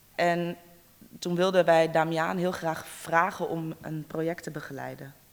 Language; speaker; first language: Dutch; native; Dutch